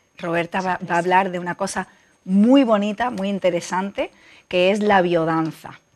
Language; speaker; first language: Spanish; native; Spanish